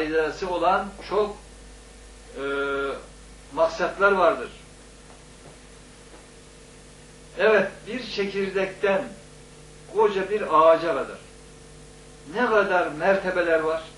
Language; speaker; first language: Turkish; native; Turkish